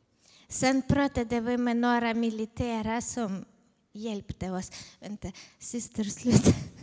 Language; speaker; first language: Swedish; non-native, fluent; Ukrainian